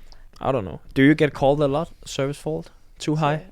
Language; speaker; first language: English; non-native, fluent; Danish